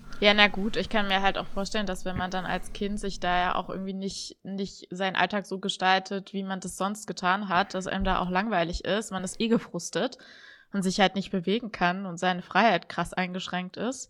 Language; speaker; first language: German; native; German